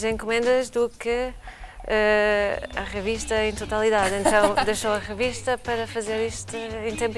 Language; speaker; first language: Portuguese; non-native, fluent; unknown